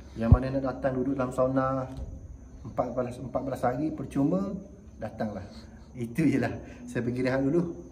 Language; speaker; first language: Malay; native; Malay